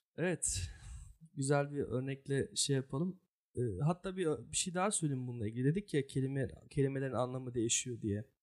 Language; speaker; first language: Turkish; early bilingual, heritage; Turkish